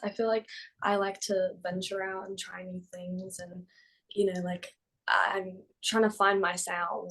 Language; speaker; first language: English; native; English